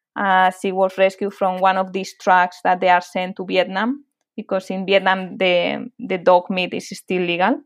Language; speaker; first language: English; non-native, fluent; Spanish